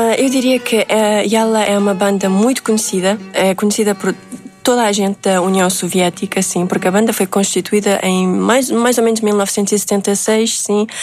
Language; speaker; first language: Portuguese; early bilingual, other home language; Uzbek